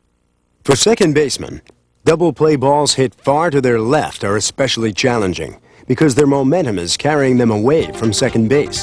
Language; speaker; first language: English; native; English